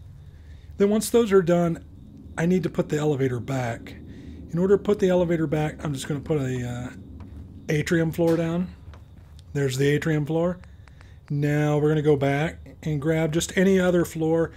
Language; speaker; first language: English; native; English